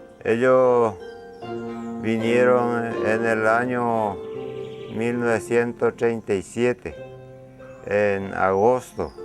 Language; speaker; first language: Spanish; early bilingual, other home language; Japanese